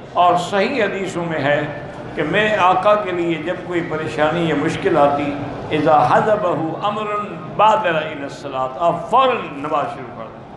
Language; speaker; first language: Urdu; native; Urdu